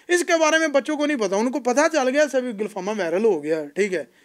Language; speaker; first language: Urdu; non-native, local second language; Punjabi